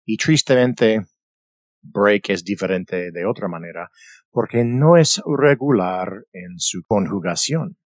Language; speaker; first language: Spanish; non-native, fluent; English